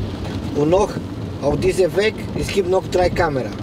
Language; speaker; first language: German; non-native, learner; Romanian